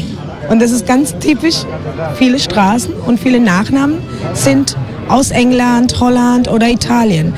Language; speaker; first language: German; non-native, fluent; Spanish